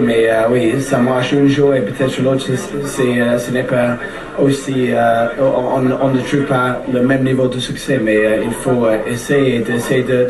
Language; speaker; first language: French; non-native, fluent; English